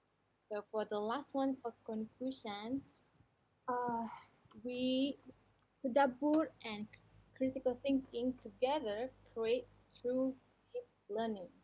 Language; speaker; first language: English; non-native, learner; Malay